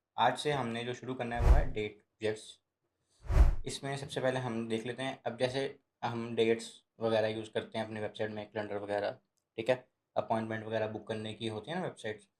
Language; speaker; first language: Urdu; native; Urdu